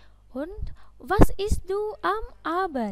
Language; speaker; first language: German; non-native, fluent; Indonesian